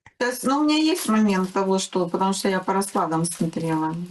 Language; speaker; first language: Russian; native; Russian